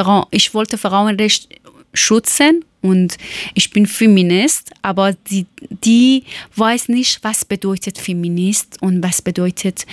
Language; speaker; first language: German; non-native, learner; Persian